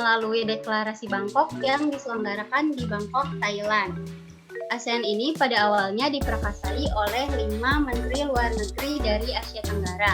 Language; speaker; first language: Indonesian; native; Indonesian